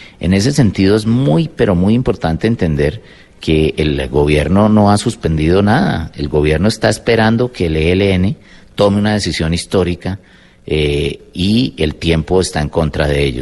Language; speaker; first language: Spanish; native; Spanish